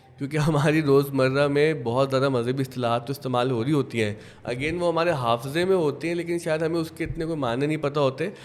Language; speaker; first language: Urdu; native; Urdu